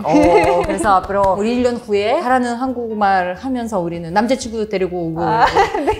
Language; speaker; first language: Korean; non-native, fluent; Uzbek